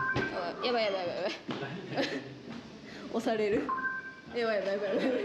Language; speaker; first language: Japanese; native; Japanese